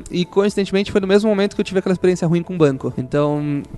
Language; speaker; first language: Portuguese; native; Portuguese